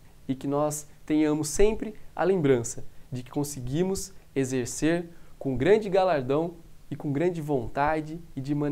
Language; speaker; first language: Portuguese; native; Portuguese